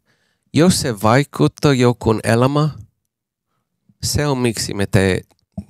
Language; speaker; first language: Finnish; non-native, learner; English